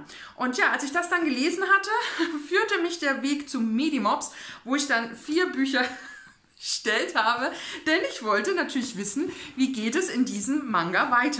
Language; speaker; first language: German; native; German